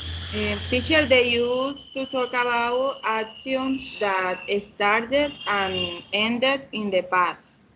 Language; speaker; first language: English; non-native, learner; Spanish